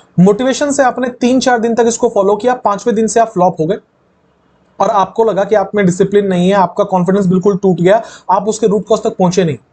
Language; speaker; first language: Hindi; native; Hindi